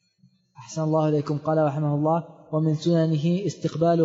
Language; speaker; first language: Arabic; native; Arabic